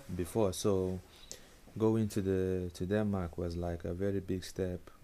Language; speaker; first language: English; non-native, local second language; Igbo